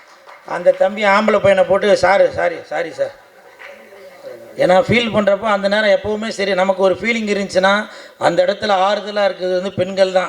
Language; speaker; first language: Tamil; native; Tamil